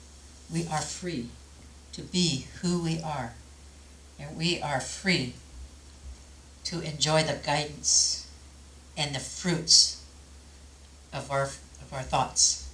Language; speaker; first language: English; native; English